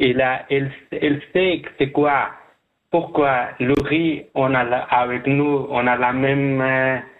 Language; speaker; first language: French; non-native, learner; Persian